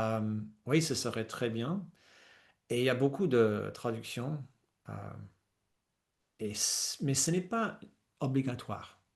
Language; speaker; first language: French; non-native, fluent; English